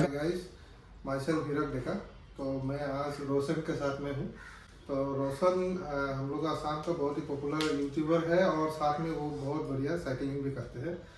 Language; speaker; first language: Hindi; non-native, local second language; Assamese